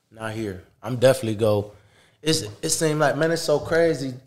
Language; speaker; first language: English; native; English